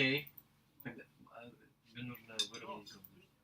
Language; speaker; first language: Russian; native; Russian